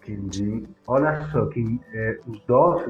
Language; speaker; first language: Portuguese; non-native, fluent; Spanish